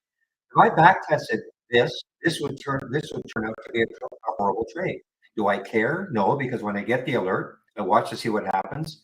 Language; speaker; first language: English; native; English